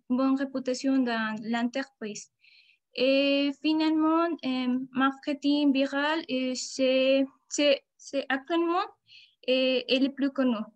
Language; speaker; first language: French; non-native, learner; Spanish